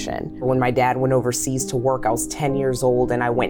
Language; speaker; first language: English; native; English